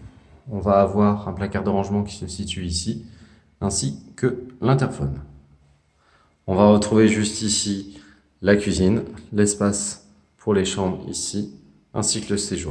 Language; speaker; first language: French; native; French